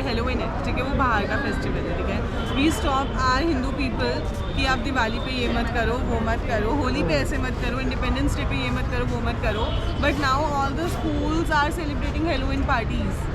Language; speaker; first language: Hindi; native; Hindi